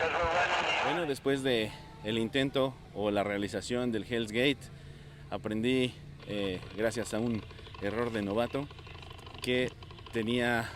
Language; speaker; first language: Spanish; native; Spanish